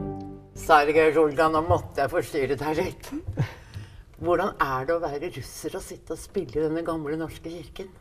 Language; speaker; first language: Norwegian; native; Norwegian